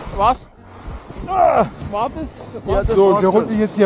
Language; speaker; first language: German; native; German